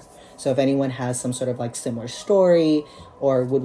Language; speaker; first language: English; early bilingual, other home language; Cebuano